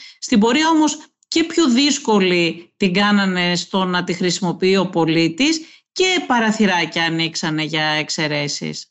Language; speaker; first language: Greek; native; Greek